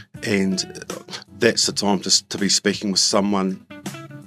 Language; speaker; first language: English; native; English